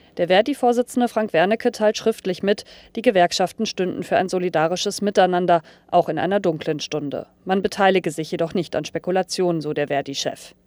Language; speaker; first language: German; native; German